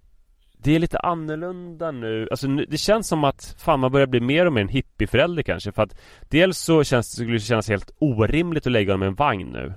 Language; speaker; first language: Swedish; native; Swedish